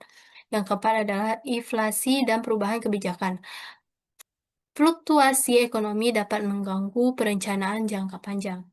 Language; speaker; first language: Indonesian; native; Indonesian